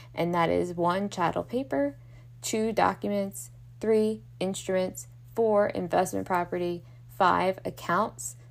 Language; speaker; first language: English; native; English